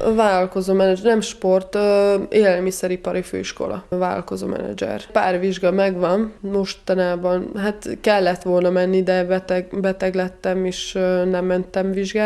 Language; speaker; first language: Hungarian; non-native, fluent; Serbian